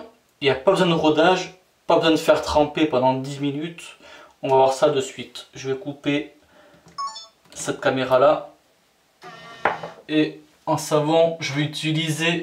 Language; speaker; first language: French; native; French